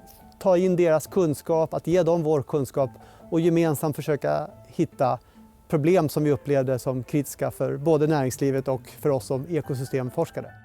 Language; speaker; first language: Swedish; native; Swedish